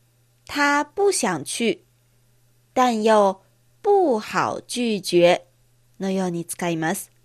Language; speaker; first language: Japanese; non-native, fluent; Chinese